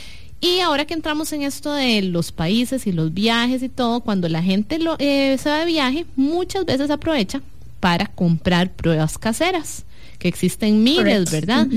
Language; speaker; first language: Spanish; native; Spanish